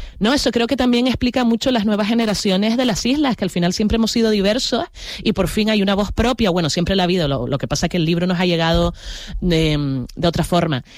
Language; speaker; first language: Spanish; native; Spanish